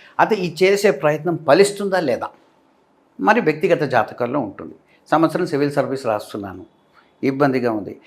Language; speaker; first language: Telugu; non-native, fluent; Malayalam